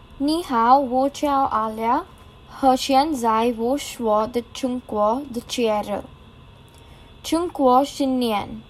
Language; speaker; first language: Chinese; non-native, learner; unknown